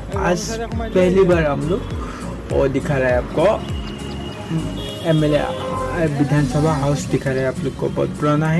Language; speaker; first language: Hindi; non-native, local second language; Assamese